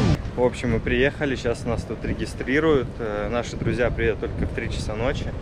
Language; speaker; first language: Russian; native; Russian